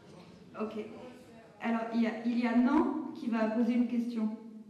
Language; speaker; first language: French; native; French